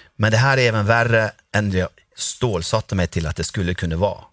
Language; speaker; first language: Swedish; non-native, fluent; Norwegian